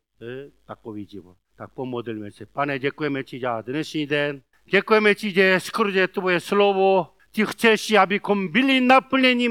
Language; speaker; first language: Czech; non-native, learner; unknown